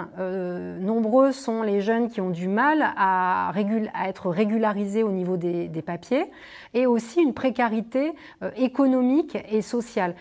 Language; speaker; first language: French; native; French